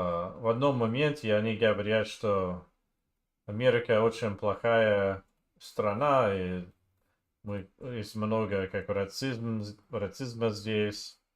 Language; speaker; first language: Russian; non-native, learner; English